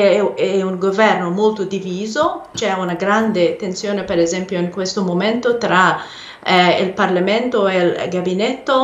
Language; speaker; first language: Italian; non-native, fluent; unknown